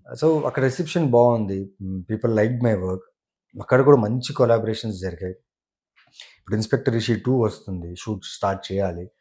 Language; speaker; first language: Telugu; non-native, local second language; Tamil